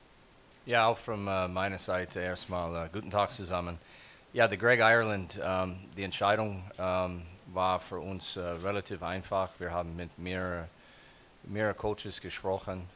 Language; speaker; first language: German; non-native, fluent; English